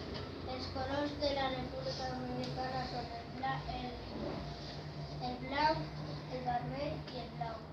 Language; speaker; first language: Spanish; non-native, local second language; Catalan